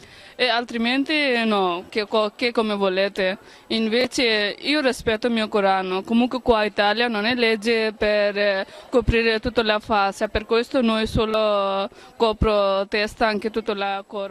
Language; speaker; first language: Italian; non-native, learner; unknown